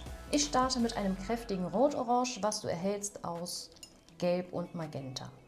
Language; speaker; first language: German; native; German